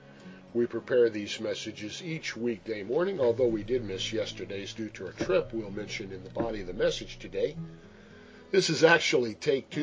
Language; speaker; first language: English; native; English